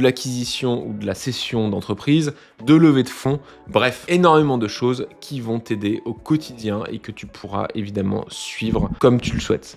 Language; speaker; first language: French; native; French